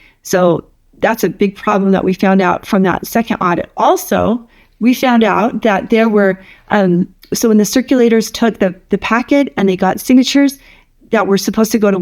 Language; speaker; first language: English; native; English